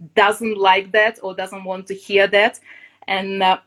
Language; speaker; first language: English; non-native, fluent; Ukrainian